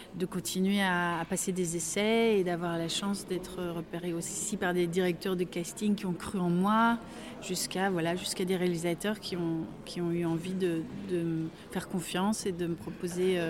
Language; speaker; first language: French; native; French